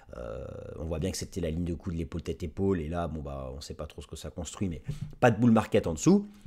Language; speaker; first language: French; native; French